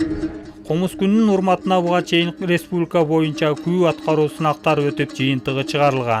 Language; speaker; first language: Kyrgyz; native; Kyrgyz